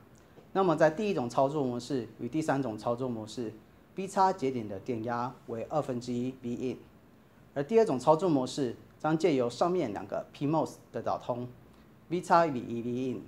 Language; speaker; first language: Chinese; native; Chinese